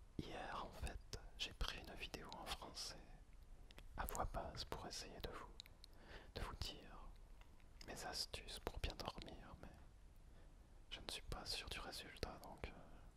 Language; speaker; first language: French; native; French